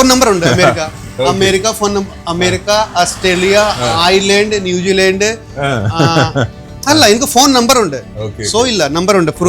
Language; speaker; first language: Malayalam; non-native, learner; Kannada